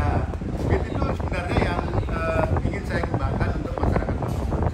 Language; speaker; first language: Indonesian; native; Indonesian